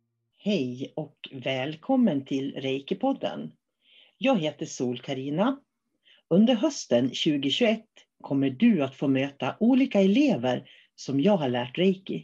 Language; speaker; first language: Swedish; native; Swedish